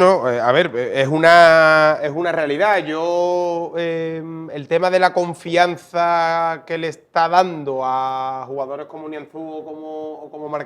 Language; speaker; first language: Spanish; native; Spanish